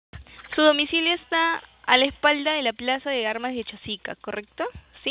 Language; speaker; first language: Spanish; native; Spanish